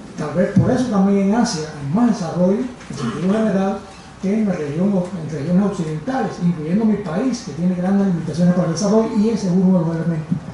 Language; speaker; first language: Spanish; native; Spanish